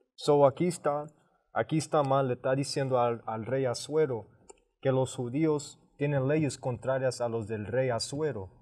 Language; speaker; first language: Spanish; early bilingual, heritage; Spanish